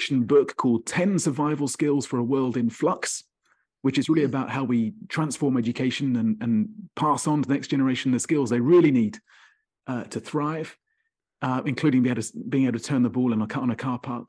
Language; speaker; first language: English; native; English